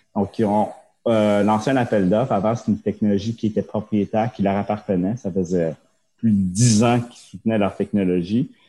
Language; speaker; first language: French; early bilingual, other home language; Japanese